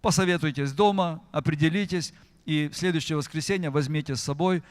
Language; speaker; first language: Russian; native; Russian